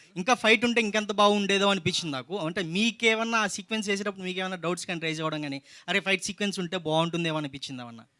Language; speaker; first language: Telugu; native; Telugu